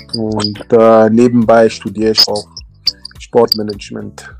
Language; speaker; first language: German; early bilingual, other home language; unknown